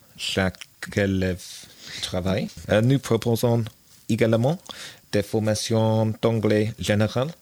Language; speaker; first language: French; non-native, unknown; English